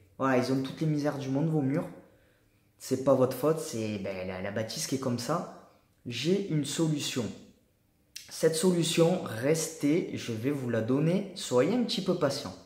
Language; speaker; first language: French; native; French